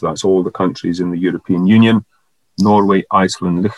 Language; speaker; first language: English; native; English